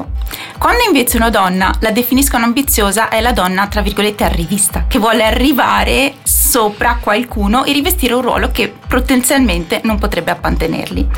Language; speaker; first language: Italian; native; Italian